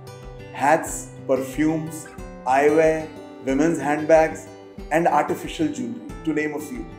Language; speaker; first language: English; non-native, local second language; Hindi